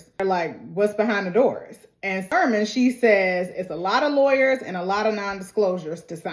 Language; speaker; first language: English; native; English